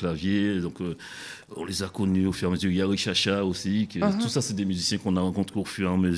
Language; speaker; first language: French; native; French